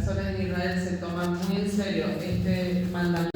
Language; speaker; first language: Spanish; native; Spanish